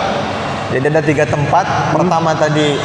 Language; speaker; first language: Indonesian; native; Indonesian